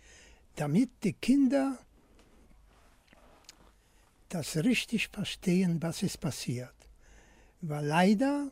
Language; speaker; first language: German; non-native, fluent; Polish